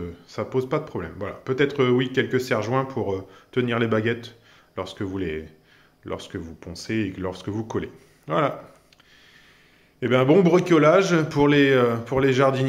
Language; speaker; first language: French; native; French